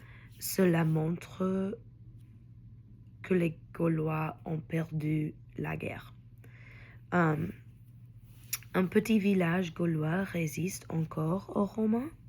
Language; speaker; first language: French; non-native, learner; English